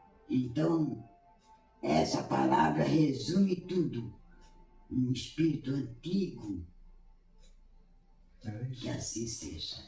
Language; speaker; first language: Portuguese; native; Portuguese